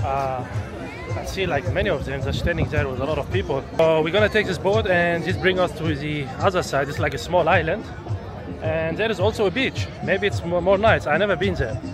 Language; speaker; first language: English; non-native, fluent; Arabic